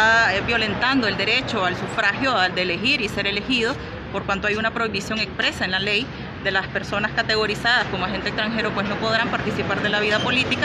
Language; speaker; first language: Spanish; native; Spanish